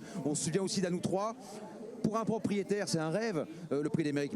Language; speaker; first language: French; native; French